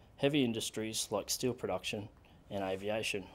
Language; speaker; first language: English; native; English